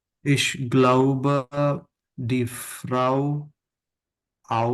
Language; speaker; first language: German; non-native, learner; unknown